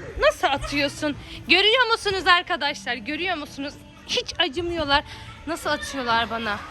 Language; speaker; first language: Turkish; native; Turkish